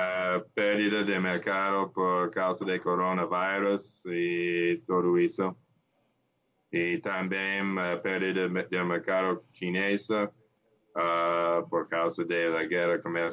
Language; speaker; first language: Portuguese; non-native, learner; English